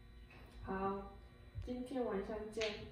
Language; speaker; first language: Chinese; non-native, learner; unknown